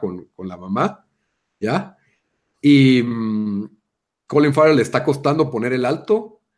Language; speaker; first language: Spanish; native; Spanish